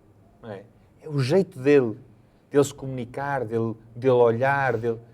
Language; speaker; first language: Portuguese; native; Portuguese